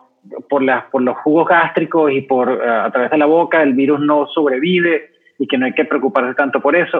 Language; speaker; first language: Spanish; native; Spanish